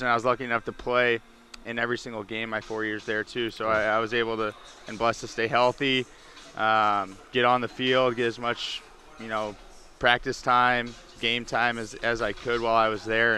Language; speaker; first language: English; native; English